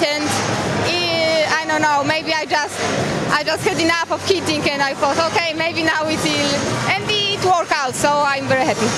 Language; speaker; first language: English; non-native, learner; Polish